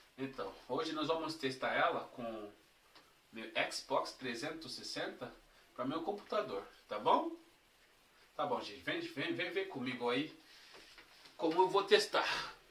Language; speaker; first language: Portuguese; non-native, fluent; Haitian Creole